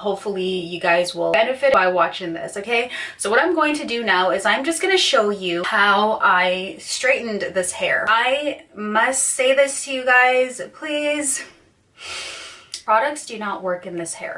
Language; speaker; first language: English; native; English